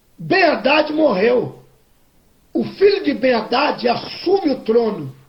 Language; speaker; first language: Portuguese; native; Portuguese